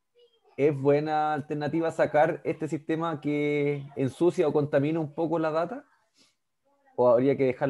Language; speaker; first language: Spanish; native; Spanish